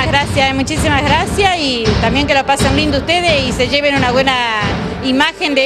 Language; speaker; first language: Spanish; native; Spanish